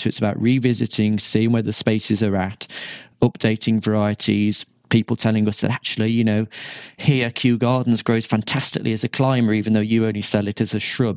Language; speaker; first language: English; native; English